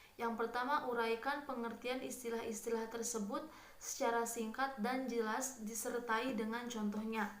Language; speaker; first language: Indonesian; non-native, local second language; Sundanese